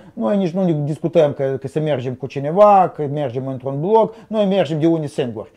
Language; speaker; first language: Romanian; non-native, local second language; Russian